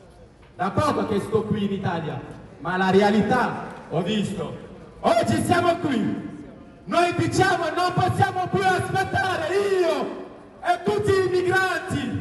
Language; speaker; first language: Italian; non-native, learner; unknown